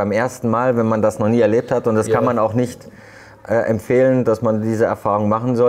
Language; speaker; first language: German; native; German